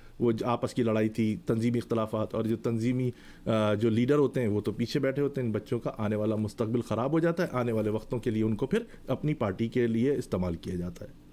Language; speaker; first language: Urdu; native; Urdu